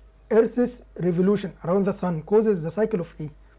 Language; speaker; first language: English; non-native, fluent; Arabic